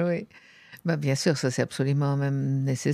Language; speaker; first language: French; native; French